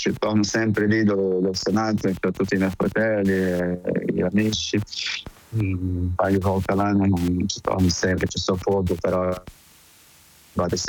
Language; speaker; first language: Italian; non-native, fluent; Portuguese